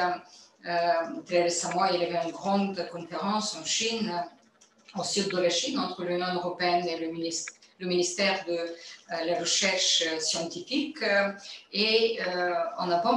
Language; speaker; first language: French; non-native, fluent; Bulgarian